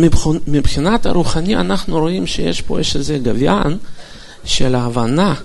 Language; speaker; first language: Hebrew; non-native, fluent; Russian